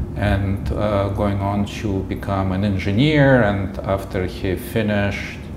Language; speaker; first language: English; non-native, fluent; Russian